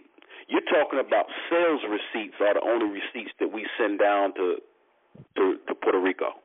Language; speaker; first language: English; native; English